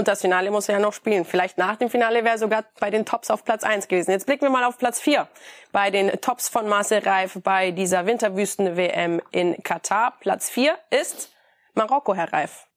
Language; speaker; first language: German; native; German